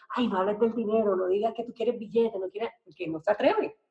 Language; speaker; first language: Spanish; native; Spanish